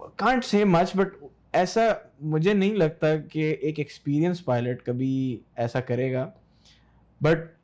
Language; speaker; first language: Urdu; native; Urdu